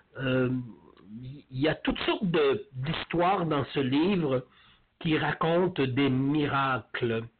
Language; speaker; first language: French; native; French